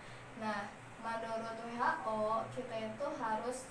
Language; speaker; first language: Indonesian; native; Indonesian